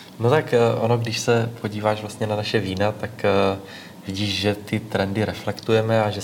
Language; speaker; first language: Czech; native; Czech